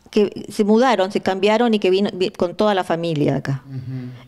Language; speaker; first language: Spanish; native; Spanish